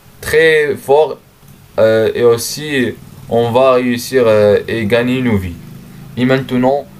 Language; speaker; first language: French; non-native, learner; Arabic